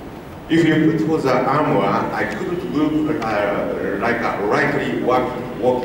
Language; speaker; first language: English; non-native, learner; Japanese